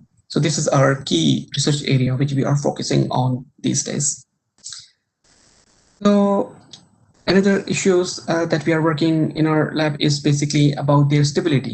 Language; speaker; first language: English; non-native, local second language; Marathi